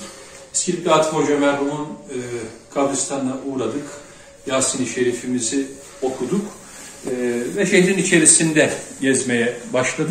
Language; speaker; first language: Turkish; native; Turkish